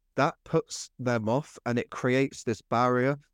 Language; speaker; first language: English; native; English